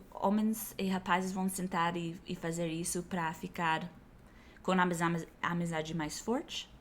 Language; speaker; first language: Portuguese; non-native, fluent; English